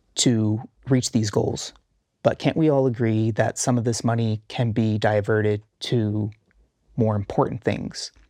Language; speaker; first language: English; early bilingual, heritage; Arabic